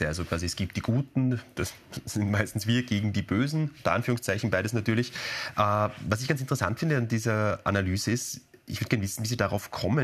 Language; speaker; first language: German; native; German